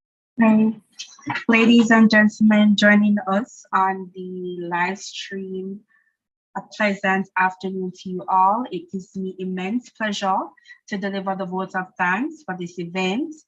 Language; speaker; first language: English; native; English